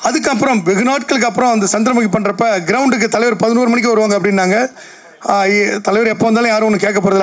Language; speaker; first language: Tamil; native; Tamil